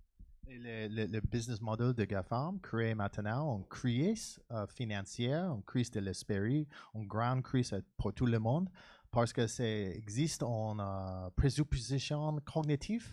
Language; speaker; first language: French; non-native, learner; English